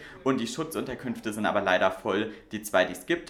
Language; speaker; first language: German; native; German